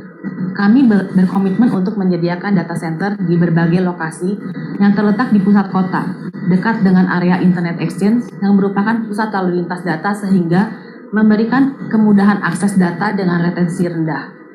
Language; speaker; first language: Indonesian; native; Indonesian